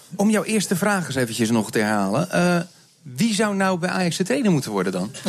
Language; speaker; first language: Dutch; native; Dutch